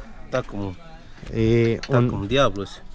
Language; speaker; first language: Spanish; native; Spanish